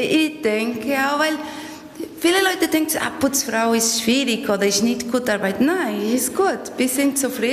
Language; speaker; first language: German; non-native, learner; Portuguese